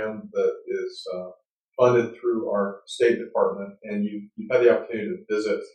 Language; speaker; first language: English; native; English